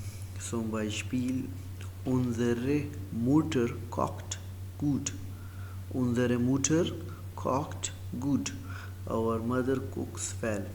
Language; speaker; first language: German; non-native, learner; Urdu